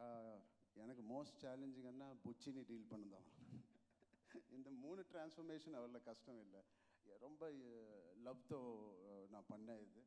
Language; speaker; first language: Tamil; non-native, local second language; Telugu